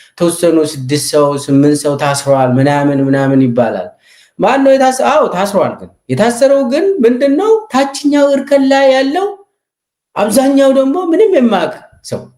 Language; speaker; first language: Amharic; non-native, local second language; Oromo